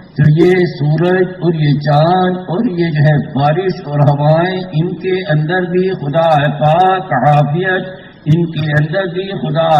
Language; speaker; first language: Urdu; native; Urdu